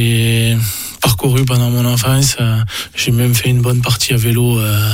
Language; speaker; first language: French; native; French